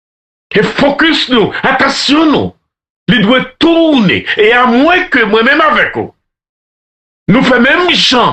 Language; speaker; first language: French; non-native, local second language; Haitian Creole